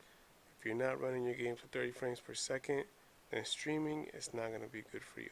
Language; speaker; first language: English; native; English